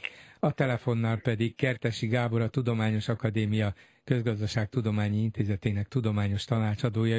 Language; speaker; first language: Hungarian; native; Hungarian